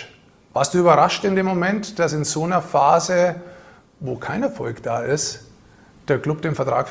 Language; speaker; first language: German; native; German